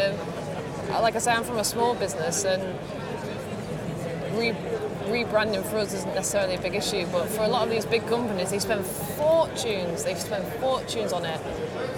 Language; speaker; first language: English; native; English